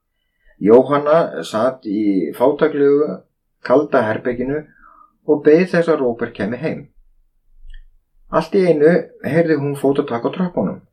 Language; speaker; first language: Icelandic; native; Icelandic